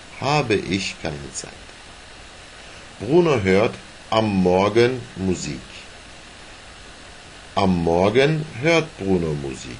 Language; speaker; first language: German; non-native, fluent; Turkish